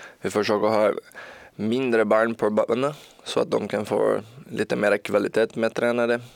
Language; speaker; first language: Swedish; non-native, learner; Portuguese